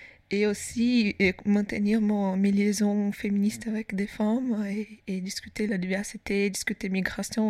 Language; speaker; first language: French; non-native, fluent; Portuguese